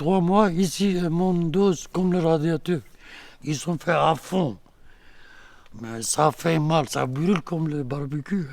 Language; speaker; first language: French; non-native, learner; Kurdish